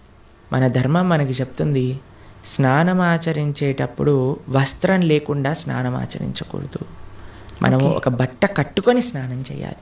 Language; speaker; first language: Telugu; native; Telugu